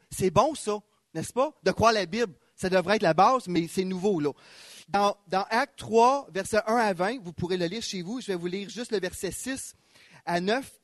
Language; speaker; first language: French; native; French